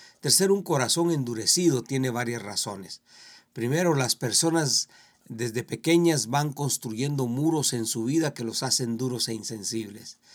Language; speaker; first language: Spanish; native; Spanish